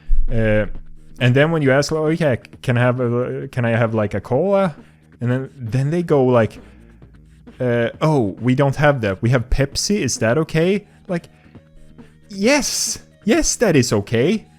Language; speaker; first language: English; non-native, fluent; Swedish